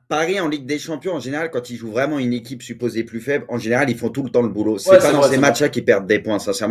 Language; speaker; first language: French; native; French